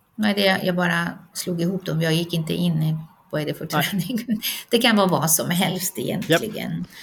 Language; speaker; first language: Swedish; non-native, fluent; Persian